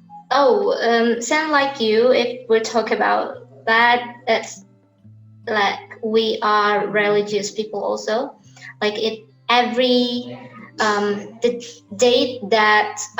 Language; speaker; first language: English; non-native, learner; Indonesian